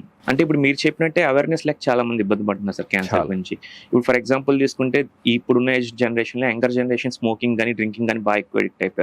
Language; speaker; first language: Telugu; native; Telugu